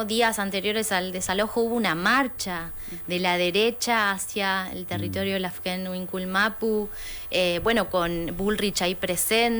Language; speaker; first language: Spanish; native; Spanish